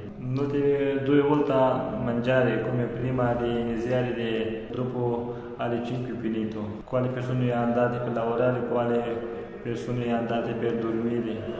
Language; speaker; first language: Italian; non-native, learner; Pashto